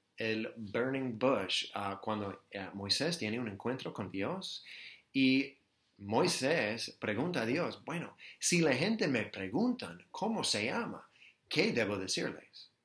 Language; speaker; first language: Spanish; non-native, fluent; English